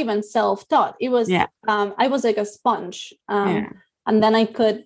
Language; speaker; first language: English; non-native, fluent; Spanish